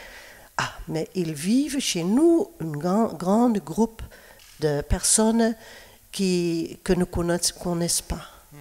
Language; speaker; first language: French; non-native, fluent; Dutch